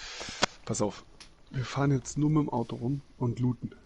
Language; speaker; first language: German; native; German